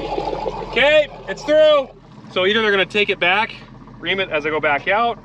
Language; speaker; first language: English; native; English